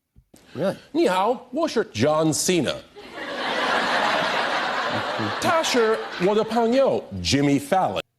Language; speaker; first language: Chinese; non-native, learner; English